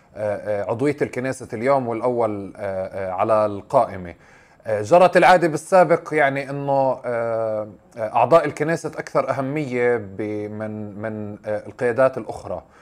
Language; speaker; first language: Arabic; native; Arabic